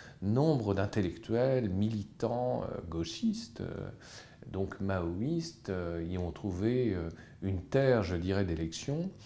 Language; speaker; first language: French; native; French